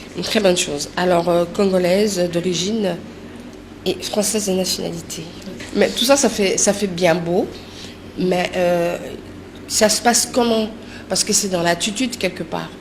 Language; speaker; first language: French; non-native, local second language; Lingala